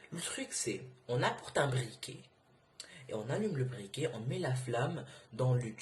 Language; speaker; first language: French; non-native, local second language; Arabic